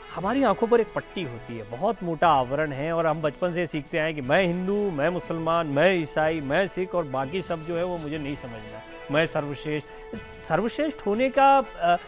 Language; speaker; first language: Hindi; native; Hindi